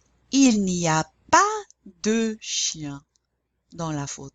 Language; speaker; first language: French; non-native, fluent; English